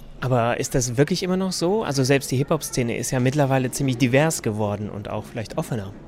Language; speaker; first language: German; native; German